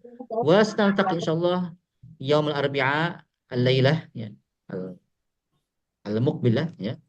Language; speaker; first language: Arabic; non-native, fluent; Indonesian